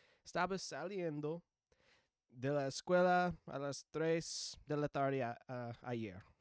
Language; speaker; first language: Spanish; non-native, learner; English